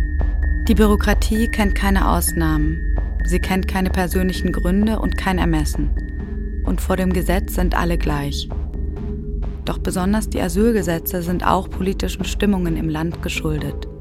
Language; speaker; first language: German; native; German